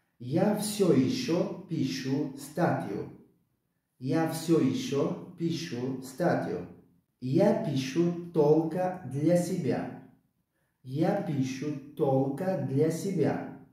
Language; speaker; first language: Russian; non-native, local second language; Tajik